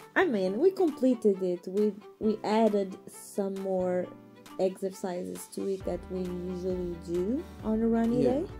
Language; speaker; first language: English; non-native, fluent; Portuguese